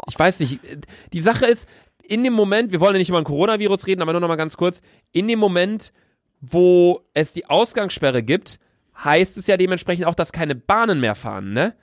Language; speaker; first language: German; native; German